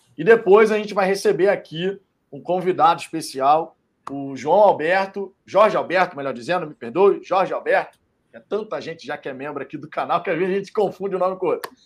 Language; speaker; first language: Portuguese; native; Portuguese